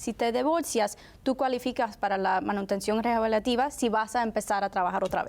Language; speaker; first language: Spanish; early bilingual, heritage; Spanish